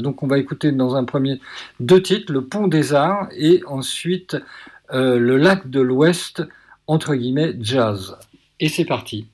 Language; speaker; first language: French; native; French